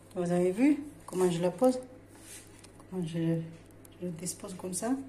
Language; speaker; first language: French; non-native, local second language; Arabic